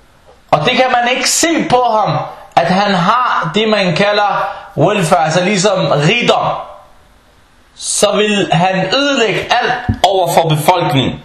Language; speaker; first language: Danish; non-native, fluent; Arabic